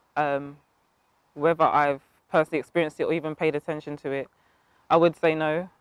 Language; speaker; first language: English; native; English